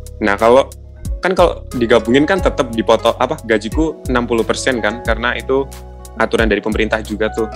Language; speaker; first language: Indonesian; native; Indonesian